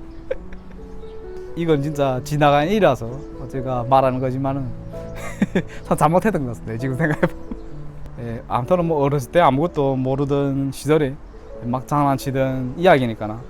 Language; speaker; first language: Korean; early bilingual, heritage; Korean